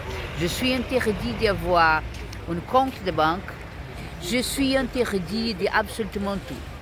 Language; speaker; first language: French; non-native, fluent; Portuguese